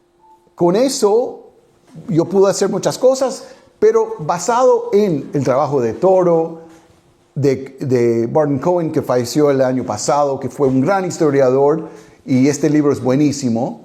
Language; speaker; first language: Spanish; non-native, fluent; English